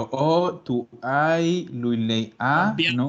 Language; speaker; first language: Italian; non-native, fluent; Spanish